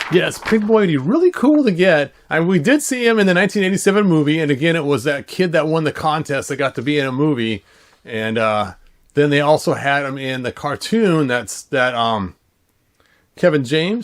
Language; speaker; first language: English; native; English